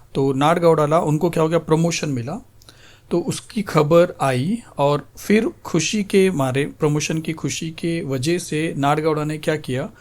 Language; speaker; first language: Hindi; non-native, local second language; Marathi